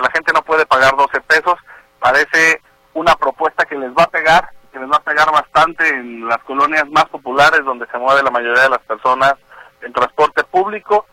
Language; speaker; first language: Spanish; native; Spanish